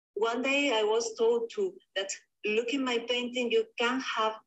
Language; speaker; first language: English; non-native, learner; Spanish